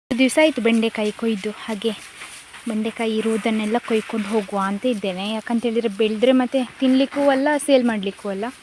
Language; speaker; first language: Kannada; native; Kannada